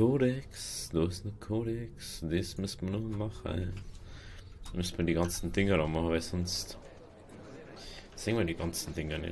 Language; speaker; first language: German; native; German